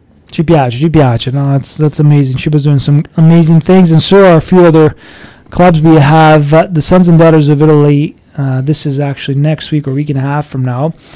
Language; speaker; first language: English; early bilingual, other home language; Italian